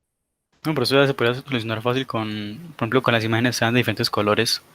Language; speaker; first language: Spanish; native; Spanish